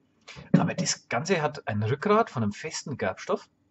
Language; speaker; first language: German; native; German